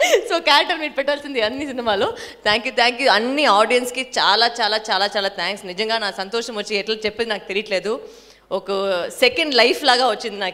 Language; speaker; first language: Telugu; non-native, fluent; Tamil